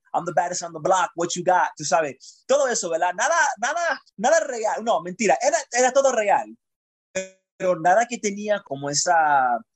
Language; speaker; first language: Spanish; early bilingual, heritage; Spanish